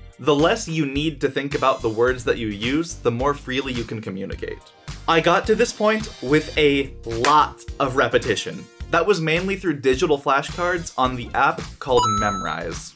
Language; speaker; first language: English; native; English